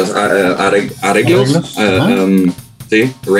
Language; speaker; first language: Spanish; non-native, learner; German